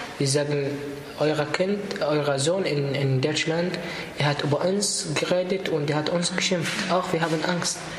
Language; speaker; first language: German; non-native, learner; Arabic